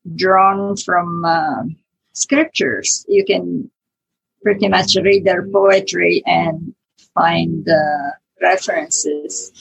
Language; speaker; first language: English; non-native, fluent; Italian